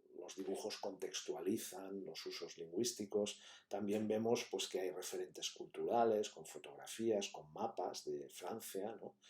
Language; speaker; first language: Spanish; non-native, local second language; Catalan